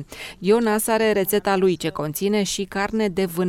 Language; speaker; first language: Romanian; native; Romanian